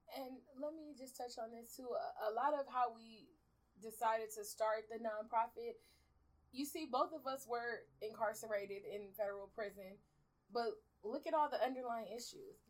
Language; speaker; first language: English; early bilingual, other home language; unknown